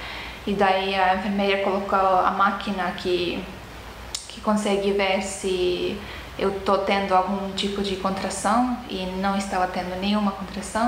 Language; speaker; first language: Portuguese; non-native, fluent; Estonian